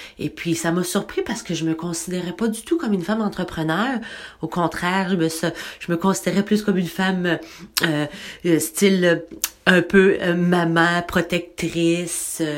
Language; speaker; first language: French; native; French